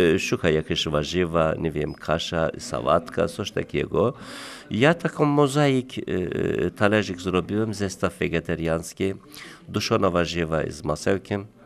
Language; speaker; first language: Polish; non-native, learner; Turkish